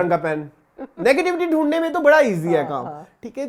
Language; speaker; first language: Hindi; non-native, local second language; Punjabi